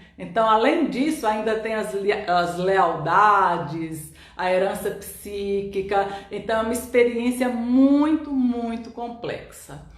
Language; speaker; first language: Portuguese; native; Portuguese